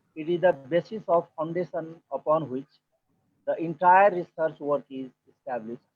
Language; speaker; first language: English; non-native, local second language; Nepali